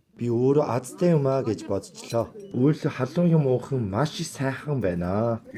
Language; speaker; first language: Mongolian; native; Mongolian